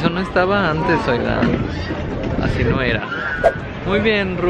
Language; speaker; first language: Spanish; native; Spanish